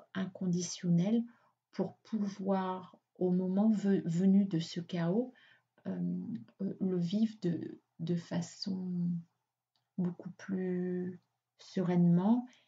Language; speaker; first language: French; native; French